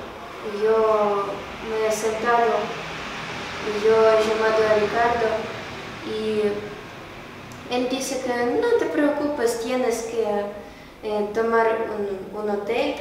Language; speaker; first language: Spanish; non-native, learner; Ukrainian